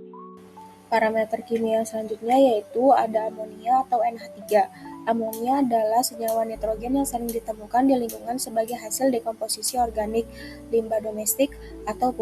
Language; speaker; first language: Indonesian; native; Indonesian